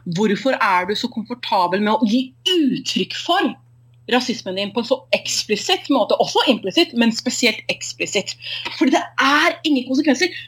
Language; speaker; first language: Norwegian; native; Norwegian